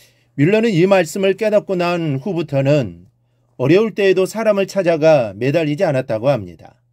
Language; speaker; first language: Korean; native; Korean